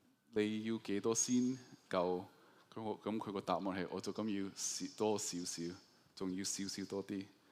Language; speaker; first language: Cantonese; early bilingual, heritage; Cantonese